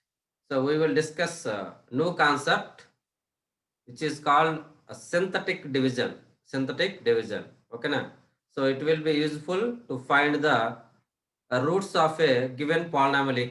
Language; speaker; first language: English; non-native, local second language; Telugu